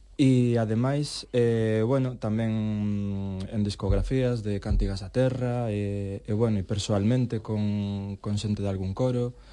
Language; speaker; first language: Galician; non-native, local second language; Spanish